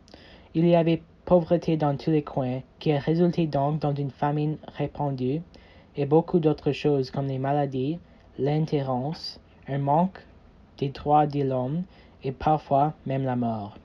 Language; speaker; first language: French; non-native, learner; English